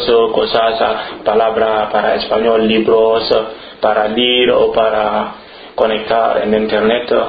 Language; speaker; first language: Spanish; non-native, learner; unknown